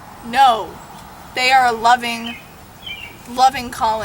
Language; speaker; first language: English; native; English